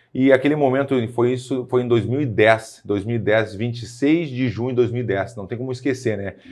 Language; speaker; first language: Portuguese; native; Portuguese